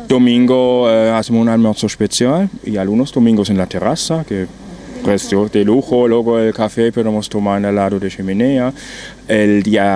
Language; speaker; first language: Spanish; non-native, learner; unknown